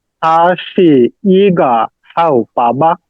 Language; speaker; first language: Chinese; non-native, learner; Bangla